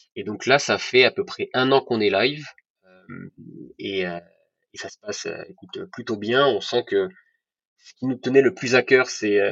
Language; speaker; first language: French; non-native, local second language; Arabic